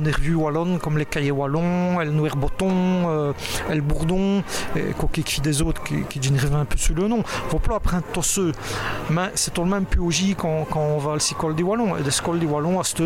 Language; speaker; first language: French; native; French